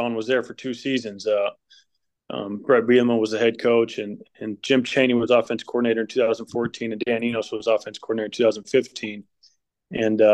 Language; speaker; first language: English; native; English